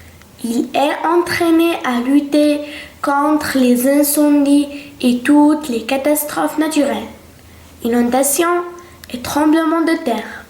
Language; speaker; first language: French; non-native, local second language; Arabic